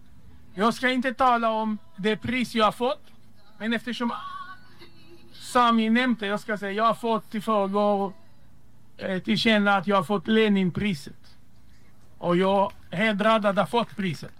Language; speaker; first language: Swedish; non-native, fluent; Hebrew